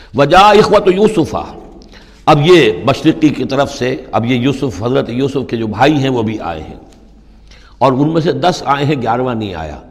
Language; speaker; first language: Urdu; non-native, local second language; Punjabi